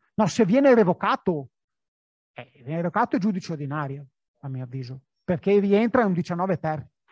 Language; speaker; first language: Italian; native; Italian